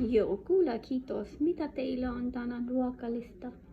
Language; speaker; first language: Finnish; non-native, learner; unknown